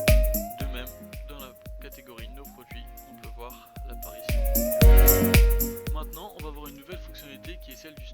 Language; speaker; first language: French; native; French